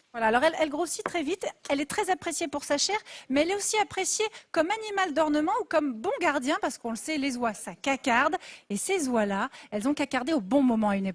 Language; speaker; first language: French; native; French